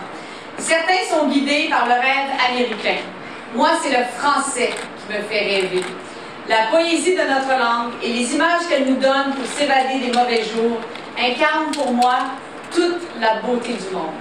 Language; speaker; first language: French; native; French